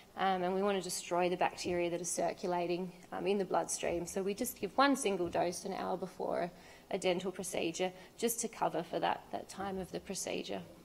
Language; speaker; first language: English; native; English